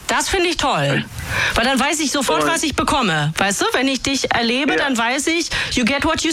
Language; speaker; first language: German; native; German